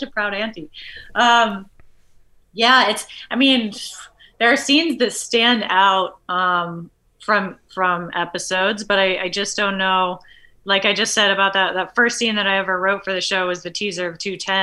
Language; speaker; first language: English; native; English